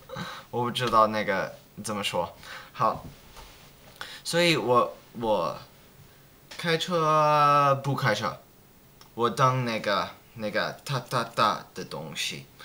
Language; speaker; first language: Chinese; non-native, learner; English